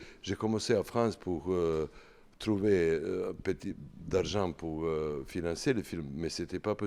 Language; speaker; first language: French; non-native, learner; Serbian